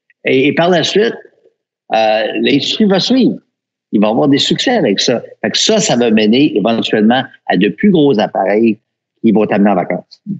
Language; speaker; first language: French; native; French